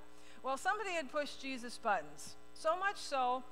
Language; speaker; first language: English; native; English